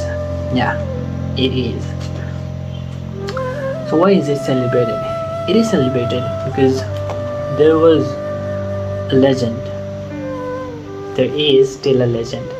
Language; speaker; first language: English; non-native, local second language; Nepali